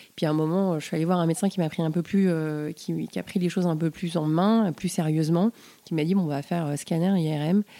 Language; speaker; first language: French; native; French